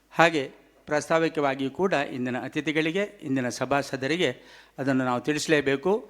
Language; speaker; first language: Kannada; native; Kannada